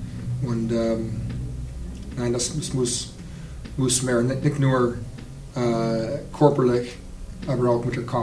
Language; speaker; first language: German; non-native, fluent; English